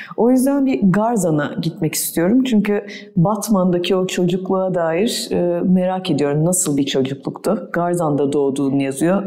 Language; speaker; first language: Turkish; native; Turkish